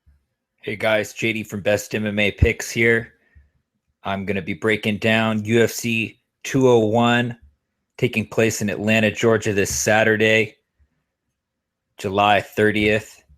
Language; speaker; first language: English; native; English